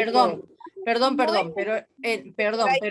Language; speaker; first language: Spanish; native; Spanish